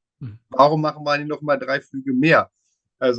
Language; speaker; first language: German; native; German